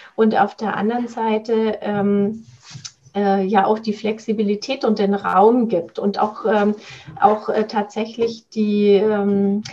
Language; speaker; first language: German; native; German